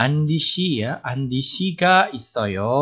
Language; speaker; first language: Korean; non-native, fluent; Indonesian